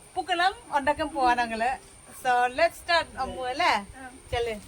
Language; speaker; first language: Malayalam; non-native, learner; Bodo